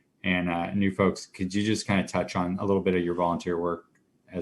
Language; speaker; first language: English; native; English